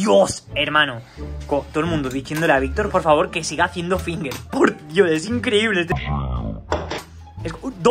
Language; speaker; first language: Spanish; native; Spanish